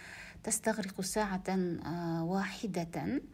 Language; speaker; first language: Arabic; non-native, learner; Kazakh